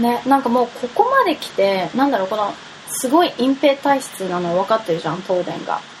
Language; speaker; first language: Japanese; early bilingual, heritage; Japanese